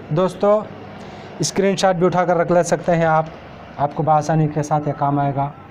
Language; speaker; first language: Urdu; native; Urdu